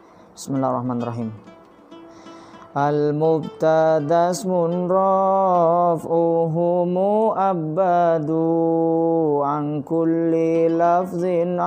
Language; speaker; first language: Arabic; non-native, fluent; Indonesian